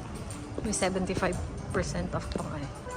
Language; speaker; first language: Filipino; native; Filipino